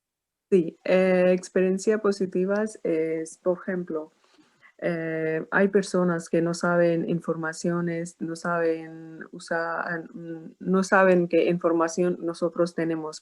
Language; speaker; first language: Spanish; non-native, learner; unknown